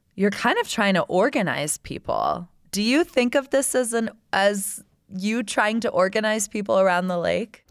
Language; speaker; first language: English; native; English